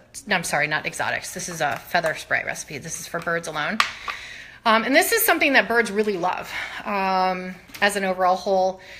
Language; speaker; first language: English; native; English